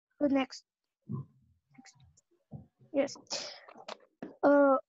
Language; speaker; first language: English; non-native, learner; Russian